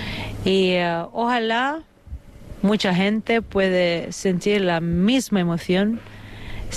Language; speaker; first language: Spanish; non-native, fluent; Italian